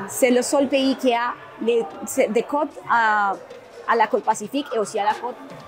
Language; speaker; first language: French; non-native, learner; Spanish